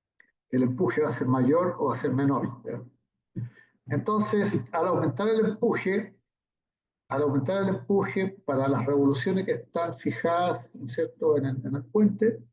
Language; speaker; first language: Spanish; native; Spanish